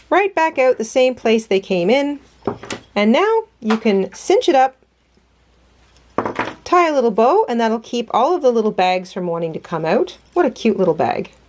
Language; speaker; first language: English; native; English